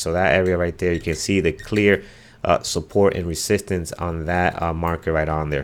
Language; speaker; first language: English; native; English